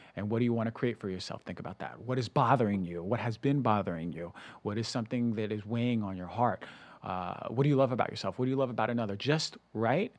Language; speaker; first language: English; native; English